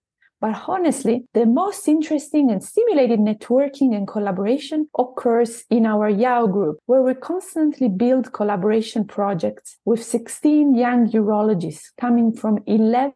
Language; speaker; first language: English; non-native, fluent; Italian